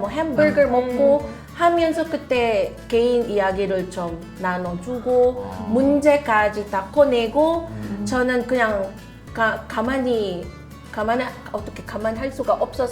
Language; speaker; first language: Korean; non-native, fluent; Filipino